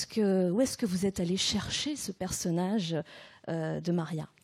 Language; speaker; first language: French; native; French